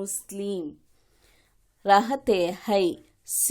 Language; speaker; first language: Hindi; non-native, local second language; Kannada